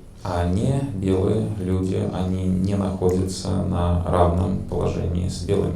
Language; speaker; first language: Russian; native; Russian